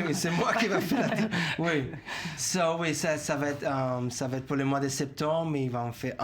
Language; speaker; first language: French; non-native, fluent; English